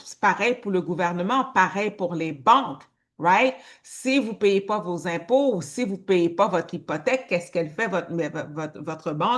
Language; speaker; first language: French; native; French